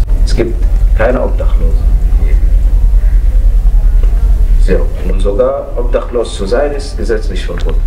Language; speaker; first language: German; non-native, fluent; Arabic